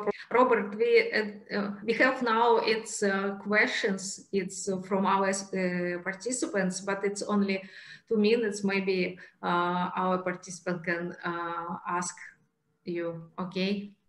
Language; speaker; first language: English; non-native, learner; Russian